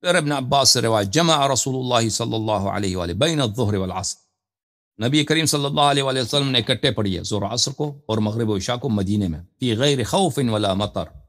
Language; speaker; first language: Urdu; non-native, fluent; Persian